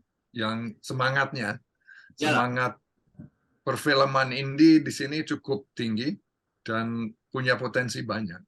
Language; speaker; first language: Indonesian; non-native, fluent; English